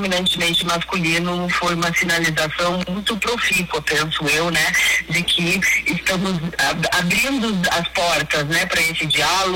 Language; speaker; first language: Portuguese; native; Portuguese